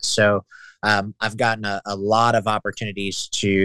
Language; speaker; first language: English; native; English